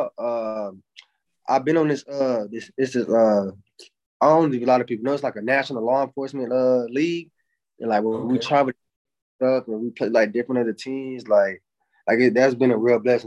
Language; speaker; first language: English; native; English